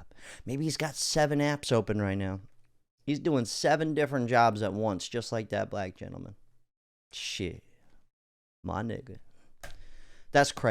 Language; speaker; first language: English; native; English